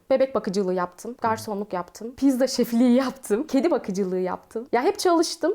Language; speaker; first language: Turkish; native; Turkish